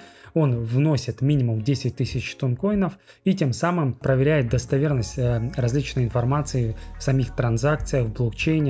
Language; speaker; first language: Russian; native; Russian